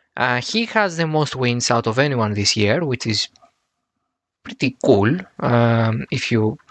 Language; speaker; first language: English; non-native, fluent; Greek